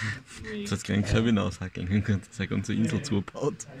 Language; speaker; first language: German; native; German